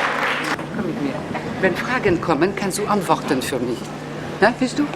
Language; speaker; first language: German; non-native, learner; Kabyle